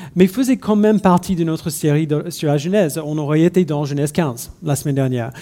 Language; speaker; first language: French; non-native, fluent; English